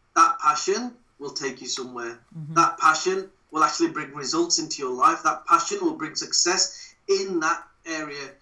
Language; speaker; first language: English; native; English